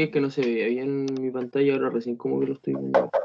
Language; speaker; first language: Spanish; native; Spanish